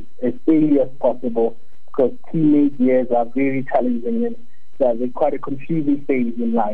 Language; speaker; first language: English; non-native, local second language; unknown